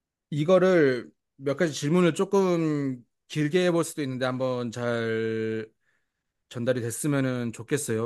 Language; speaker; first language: Korean; native; Korean